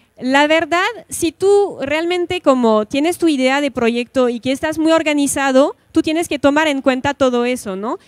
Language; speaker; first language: Spanish; non-native, fluent; French